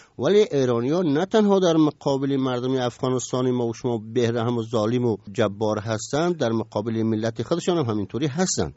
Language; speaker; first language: Persian; native; Persian